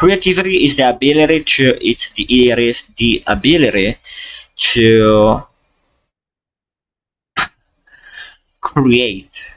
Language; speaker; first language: English; non-native, fluent; Portuguese